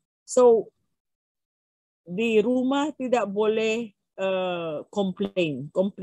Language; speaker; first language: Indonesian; non-native, learner; Filipino